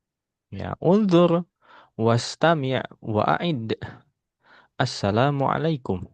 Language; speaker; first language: Arabic; non-native, fluent; Indonesian